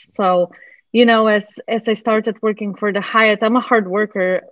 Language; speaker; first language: English; non-native, fluent; Macedonian